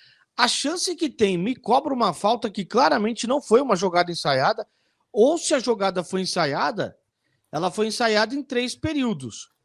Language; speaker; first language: Portuguese; native; Portuguese